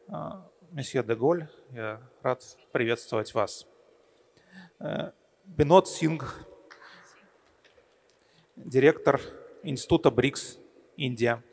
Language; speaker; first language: Russian; native; Russian